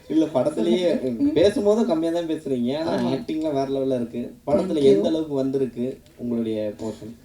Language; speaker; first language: Tamil; native; Tamil